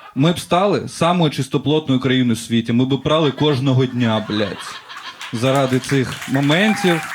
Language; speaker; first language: Ukrainian; non-native, local second language; Russian